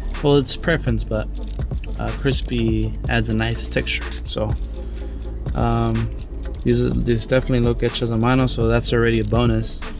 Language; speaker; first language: English; early bilingual, other home language; Spanish